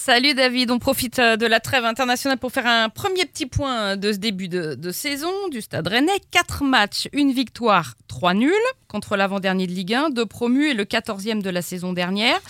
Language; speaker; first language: French; native; French